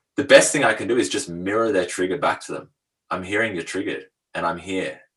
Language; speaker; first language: English; native; English